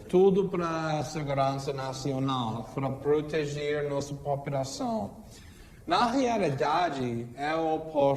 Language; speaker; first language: Portuguese; non-native, fluent; English